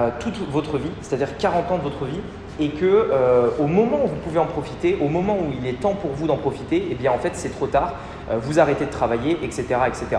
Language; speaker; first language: French; native; French